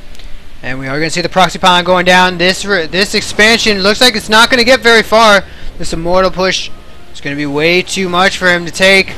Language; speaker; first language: English; native; English